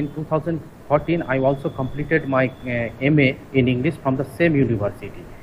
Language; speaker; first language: English; non-native, local second language; Bangla